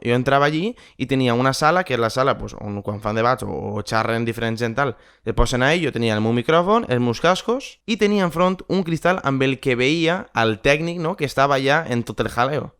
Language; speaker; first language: Catalan; native; Catalan